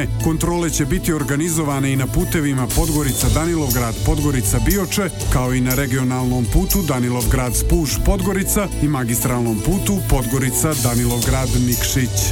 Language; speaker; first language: Serbian; native; Serbian